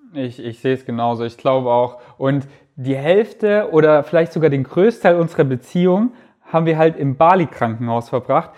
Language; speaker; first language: German; native; German